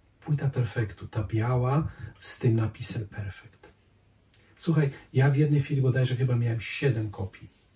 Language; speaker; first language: Polish; non-native, fluent; Croatian